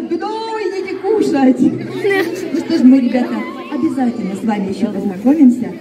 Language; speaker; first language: Russian; native; Russian